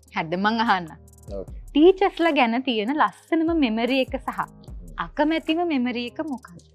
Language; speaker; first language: Sinhala; non-native, local second language; Tamil